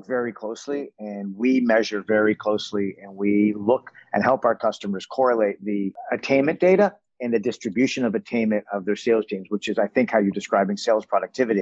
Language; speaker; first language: English; native; English